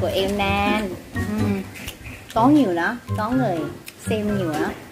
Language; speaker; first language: Vietnamese; non-native, learner; Thai